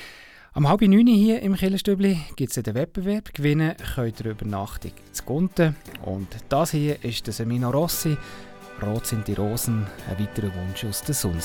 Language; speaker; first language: German; native; German